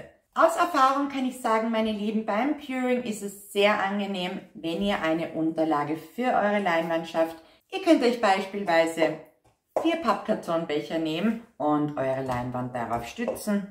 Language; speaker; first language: German; native; German